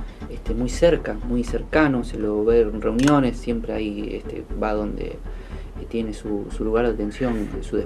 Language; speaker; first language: Spanish; native; Spanish